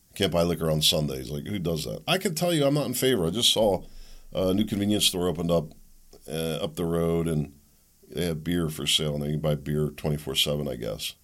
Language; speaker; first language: English; early bilingual, other home language; German